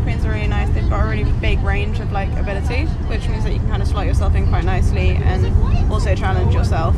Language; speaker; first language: English; native; English